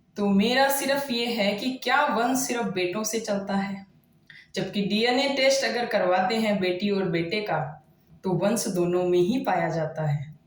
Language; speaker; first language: Hindi; native; Hindi